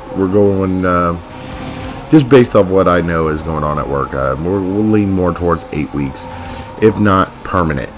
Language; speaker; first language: English; native; English